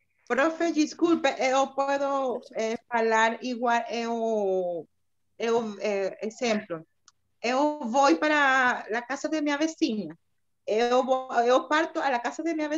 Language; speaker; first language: Portuguese; non-native, learner; Spanish